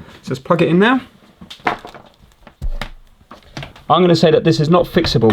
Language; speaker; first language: English; native; English